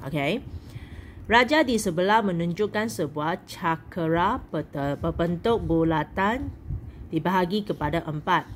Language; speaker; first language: Malay; non-native, local second language; Chinese